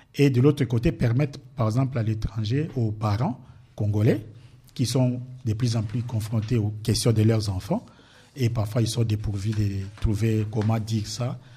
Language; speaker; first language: French; non-native, local second language; Lingala